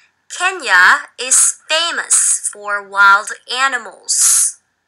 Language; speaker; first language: English; non-native, fluent; Thai